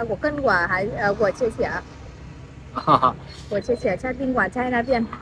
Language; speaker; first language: Chinese; non-native, learner; Vietnamese